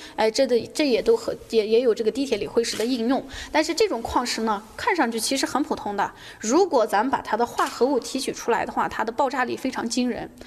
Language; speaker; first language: Chinese; native; Chinese